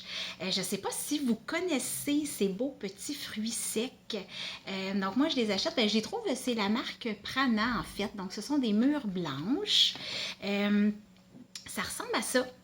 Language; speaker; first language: French; native; French